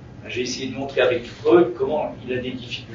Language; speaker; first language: French; native; French